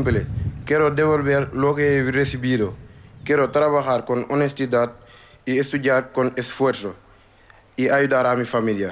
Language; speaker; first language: Spanish; non-native, learner; Wolof